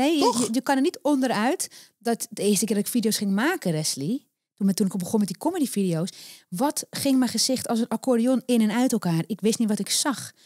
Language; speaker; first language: Dutch; native; Dutch